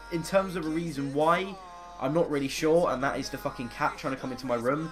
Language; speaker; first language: English; native; English